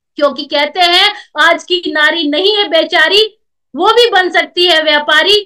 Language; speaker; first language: Hindi; native; Hindi